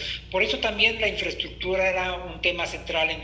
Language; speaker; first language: Spanish; native; Spanish